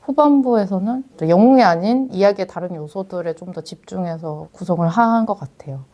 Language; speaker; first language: Korean; native; Korean